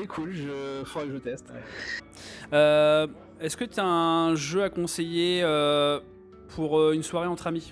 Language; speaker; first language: French; native; French